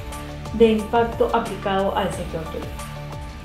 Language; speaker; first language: Spanish; native; Spanish